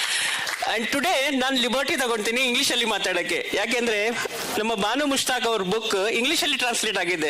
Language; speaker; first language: Kannada; non-native, local second language; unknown